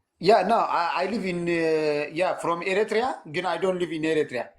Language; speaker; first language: English; non-native, learner; Tigrinya